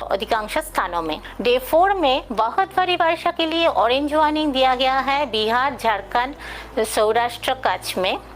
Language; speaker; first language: Hindi; non-native, local second language; Bangla